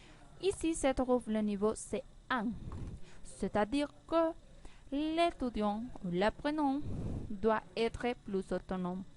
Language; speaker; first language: French; non-native, learner; Spanish